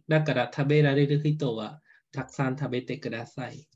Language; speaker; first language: Japanese; non-native, fluent; Khmer